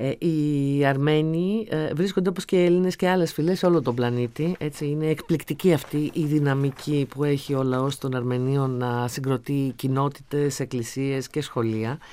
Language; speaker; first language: Greek; native; Greek